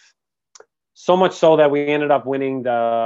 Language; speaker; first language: English; native; English